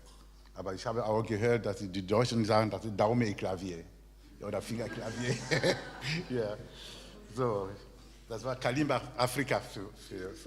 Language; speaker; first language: German; non-native, learner; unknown